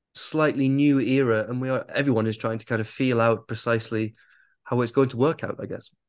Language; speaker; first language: English; native; English